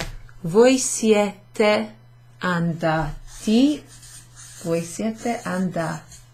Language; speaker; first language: Italian; non-native, fluent; English